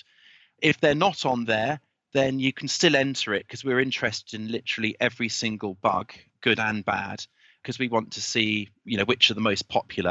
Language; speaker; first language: English; native; English